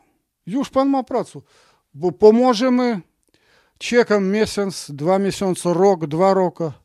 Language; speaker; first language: Polish; non-native, fluent; Russian